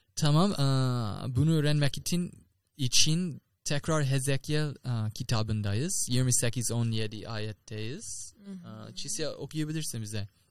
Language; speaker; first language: Turkish; non-native, learner; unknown